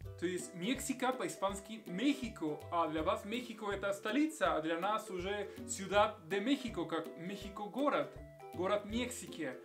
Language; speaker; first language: Russian; non-native, fluent; Spanish